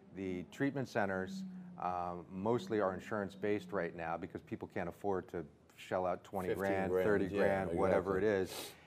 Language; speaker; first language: English; native; English